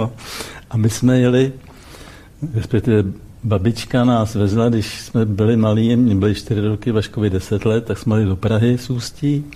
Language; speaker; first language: Czech; native; Czech